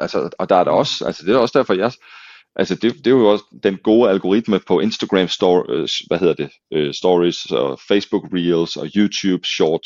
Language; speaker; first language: Danish; native; Danish